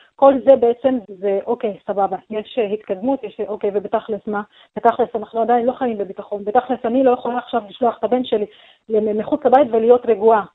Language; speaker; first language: Hebrew; non-native, local second language; Arabic